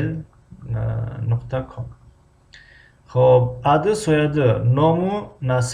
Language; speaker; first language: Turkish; non-native, fluent; Persian